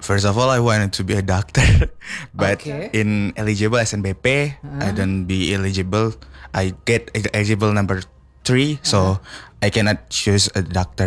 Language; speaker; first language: English; non-native, learner; Indonesian